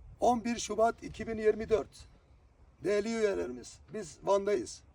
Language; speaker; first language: Turkish; native; Turkish